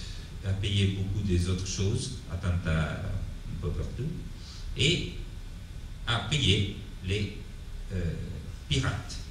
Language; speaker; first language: French; non-native, fluent; Italian